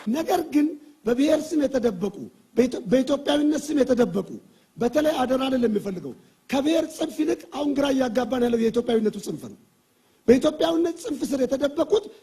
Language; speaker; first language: Amharic; non-native, local second language; Oromo